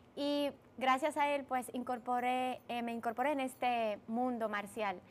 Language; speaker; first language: Spanish; early bilingual, other home language; Bulgarian